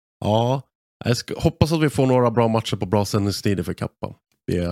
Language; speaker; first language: Swedish; native; Swedish